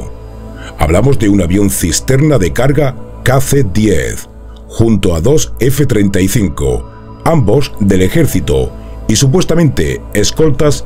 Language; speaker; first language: Spanish; native; Spanish